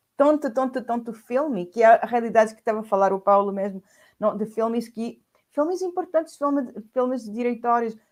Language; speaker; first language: Portuguese; non-native, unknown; Spanish